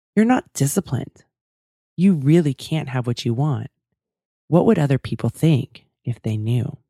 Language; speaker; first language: English; native; English